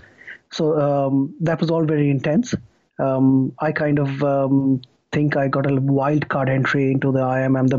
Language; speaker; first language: English; non-native, local second language; Bangla